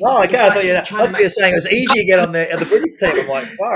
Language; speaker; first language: English; native; English